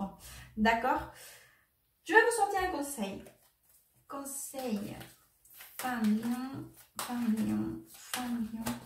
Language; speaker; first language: French; non-native, fluent; Spanish